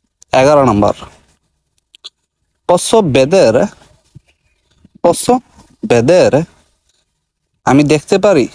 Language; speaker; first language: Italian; non-native, learner; Bangla